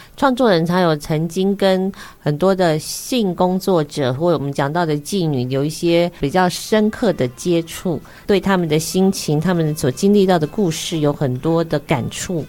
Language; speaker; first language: Chinese; native; Chinese